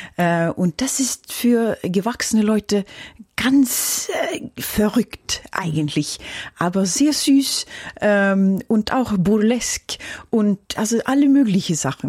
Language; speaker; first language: German; non-native, fluent; Norwegian